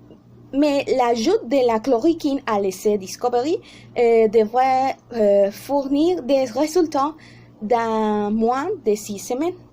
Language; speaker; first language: French; non-native, learner; Spanish